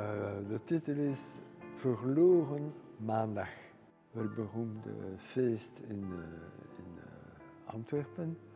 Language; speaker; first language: Dutch; non-native, local second language; French